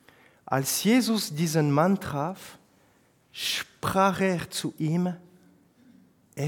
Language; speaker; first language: German; non-native, fluent; French